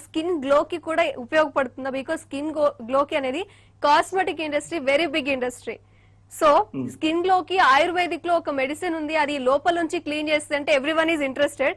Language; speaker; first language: Telugu; native; Telugu